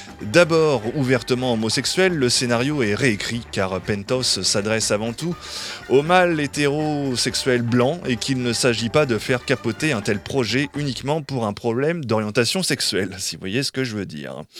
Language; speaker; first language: French; native; French